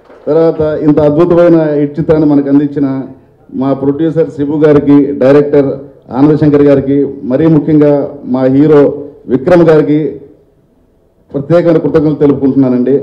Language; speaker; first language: Telugu; native; Telugu